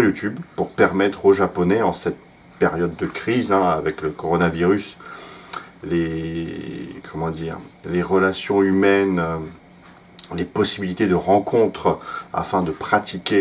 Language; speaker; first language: French; native; French